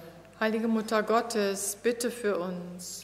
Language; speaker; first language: German; native; German